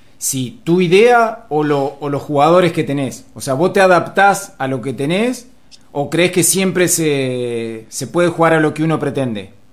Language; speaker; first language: Spanish; native; Spanish